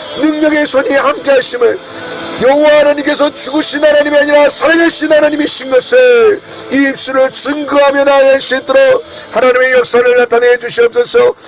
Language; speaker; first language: Korean; native; Korean